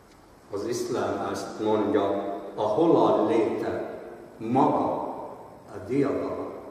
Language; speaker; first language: Hungarian; non-native, fluent; Arabic